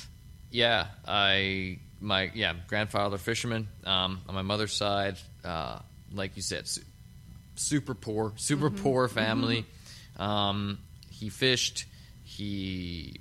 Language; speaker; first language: English; native; English